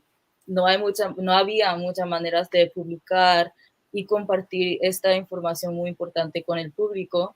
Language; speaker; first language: Spanish; non-native, fluent; English